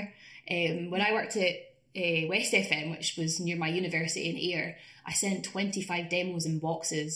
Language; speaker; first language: English; native; English